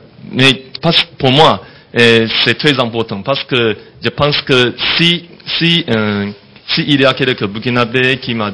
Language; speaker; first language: French; non-native, fluent; Chinese